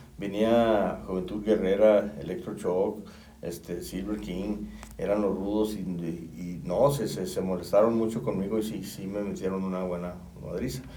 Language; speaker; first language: Spanish; native; Spanish